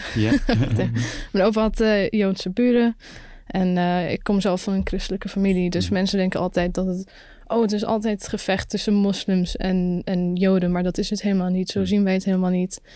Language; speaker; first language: Dutch; early bilingual, other home language; Arabic